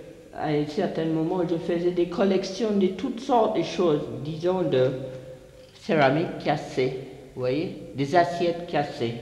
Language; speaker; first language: French; non-native, fluent; English